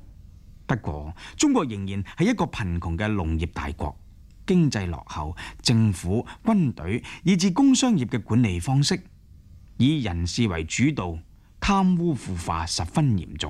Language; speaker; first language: Chinese; non-native, local second language; Cantonese